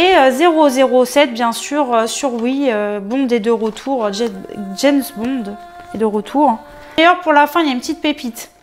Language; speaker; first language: French; native; French